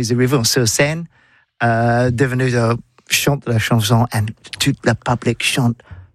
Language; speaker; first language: French; non-native, learner; English